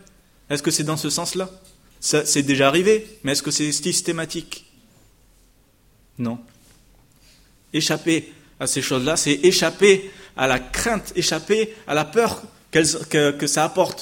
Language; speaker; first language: French; native; French